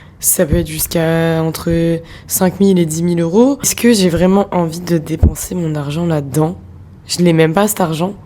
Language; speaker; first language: French; native; French